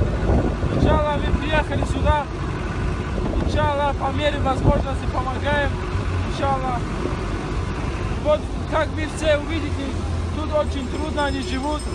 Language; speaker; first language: Russian; non-native, local second language; Tajik